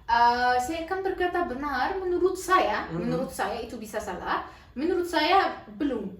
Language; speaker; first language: Indonesian; non-native, learner; Arabic